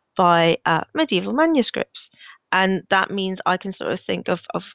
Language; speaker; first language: English; non-native, fluent; Danish